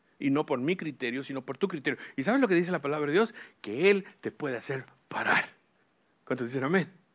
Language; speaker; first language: Spanish; early bilingual, heritage; Spanish